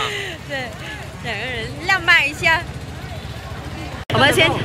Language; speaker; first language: Chinese; non-native, fluent; Vietnamese